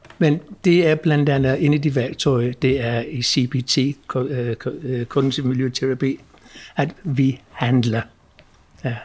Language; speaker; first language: Danish; non-native, fluent; English